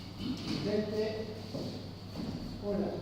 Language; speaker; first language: Spanish; native; Spanish